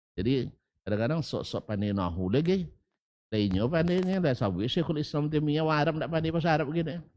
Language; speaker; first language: Malay; native; Malay